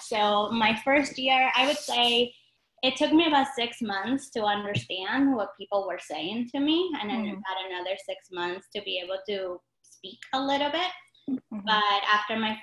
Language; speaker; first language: English; non-native, fluent; Spanish